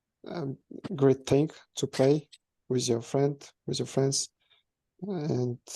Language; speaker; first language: English; non-native, learner; Kazakh